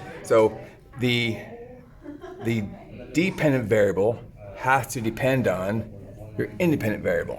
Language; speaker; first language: English; native; English